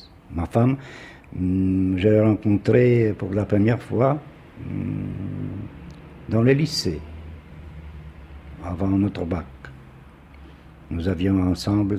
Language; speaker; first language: French; non-native, fluent; Polish